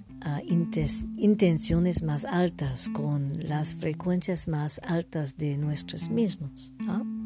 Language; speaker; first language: Spanish; non-native, learner; English